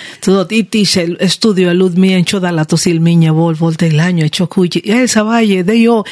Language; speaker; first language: Hungarian; non-native, learner; Spanish